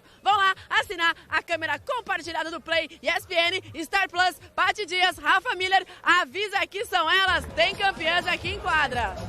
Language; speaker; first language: Portuguese; native; Portuguese